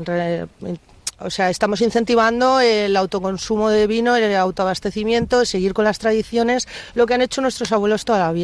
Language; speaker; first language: Spanish; native; Spanish